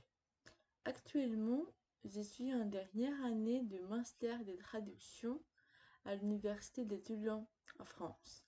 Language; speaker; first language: French; non-native, fluent; Greek